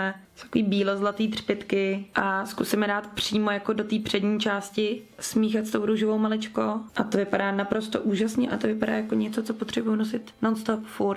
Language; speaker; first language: Czech; native; Czech